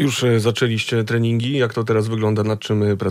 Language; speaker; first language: Polish; native; Polish